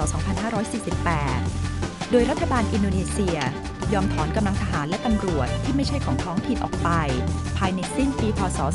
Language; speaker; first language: Thai; native; Thai